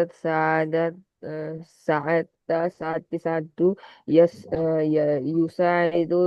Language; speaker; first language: Arabic; non-native, learner; Bangla